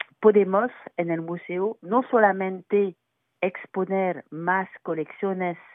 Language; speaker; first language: Spanish; non-native, fluent; French